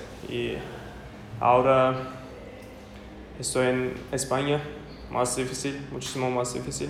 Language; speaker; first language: Spanish; non-native, learner; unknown